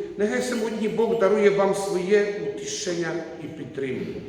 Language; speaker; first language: Ukrainian; non-native, learner; Croatian